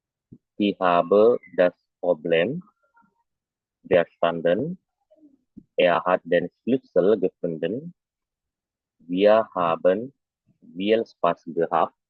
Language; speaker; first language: German; non-native, fluent; Indonesian